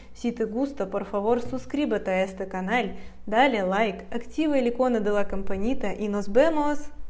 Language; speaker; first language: Spanish; non-native, fluent; Russian